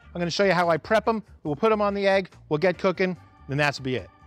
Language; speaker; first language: English; native; English